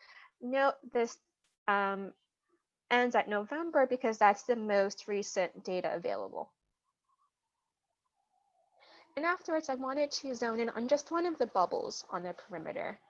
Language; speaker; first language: English; native; English